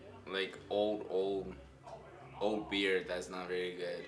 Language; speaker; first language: English; native; English